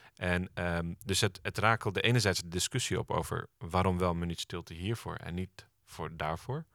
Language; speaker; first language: Dutch; early bilingual, other home language; Turkish